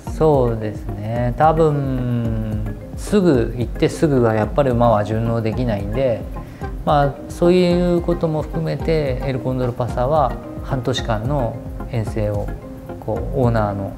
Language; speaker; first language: Japanese; native; Japanese